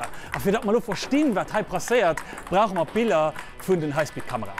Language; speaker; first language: German; non-native, local second language; Luxembourgish